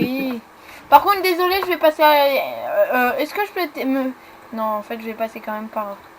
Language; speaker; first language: French; native; French